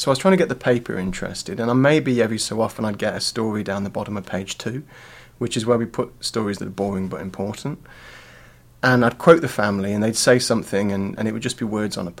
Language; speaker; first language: English; native; English